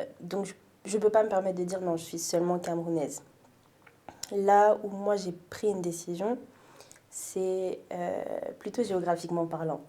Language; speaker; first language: French; native; French